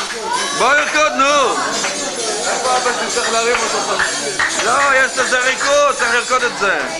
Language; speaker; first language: Hebrew; native; Hebrew